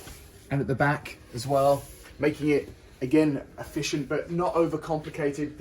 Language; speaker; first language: English; native; English